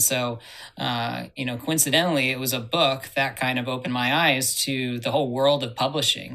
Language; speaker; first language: English; native; English